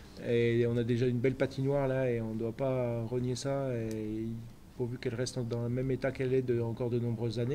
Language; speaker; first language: French; native; French